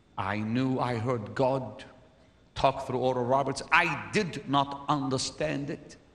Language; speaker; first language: English; non-native, fluent; Arabic